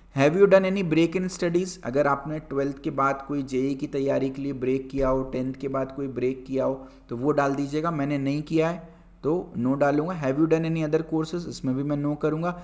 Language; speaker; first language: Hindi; native; Hindi